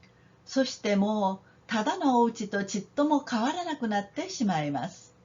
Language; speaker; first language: Japanese; non-native, fluent; Korean